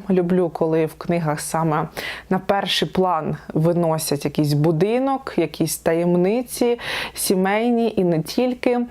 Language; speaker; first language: Ukrainian; native; Ukrainian